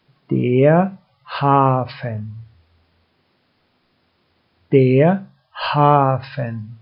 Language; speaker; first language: German; native; German